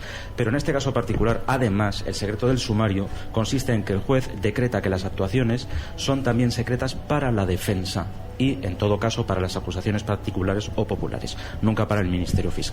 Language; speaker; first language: Spanish; native; Spanish